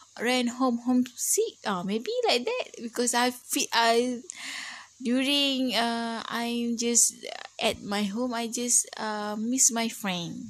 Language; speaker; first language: English; non-native, learner; Malay